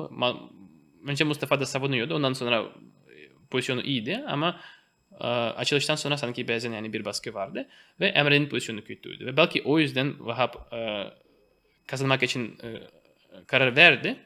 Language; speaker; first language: Turkish; non-native, fluent; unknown